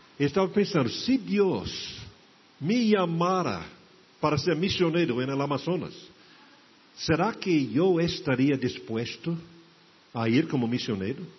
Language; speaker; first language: Portuguese; non-native, fluent; English